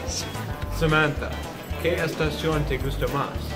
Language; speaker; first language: Spanish; non-native, learner; English